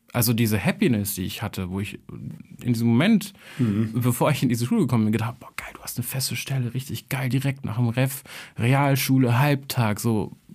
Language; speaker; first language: German; early bilingual, other home language; Albanian